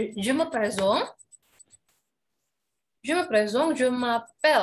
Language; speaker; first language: French; non-native, fluent; Indonesian